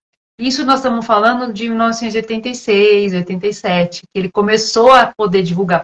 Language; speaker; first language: Portuguese; native; Portuguese